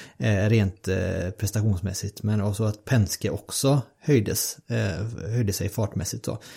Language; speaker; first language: Swedish; native; Swedish